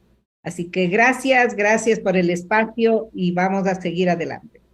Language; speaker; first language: Spanish; native; Spanish